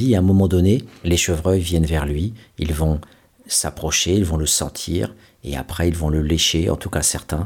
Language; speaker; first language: French; native; French